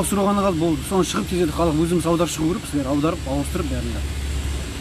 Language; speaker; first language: Kazakh; native; Kazakh